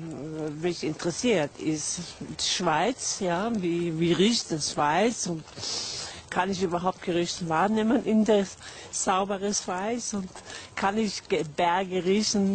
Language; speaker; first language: German; non-native, fluent; Norwegian